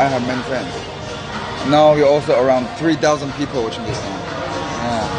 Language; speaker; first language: English; non-native, learner; Korean